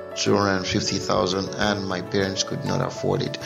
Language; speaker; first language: English; non-native, local second language; Igbo